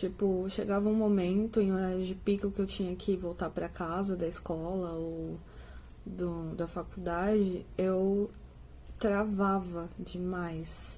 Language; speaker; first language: Portuguese; native; Portuguese